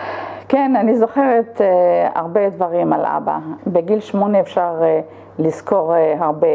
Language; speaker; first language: Hebrew; early bilingual, other home language; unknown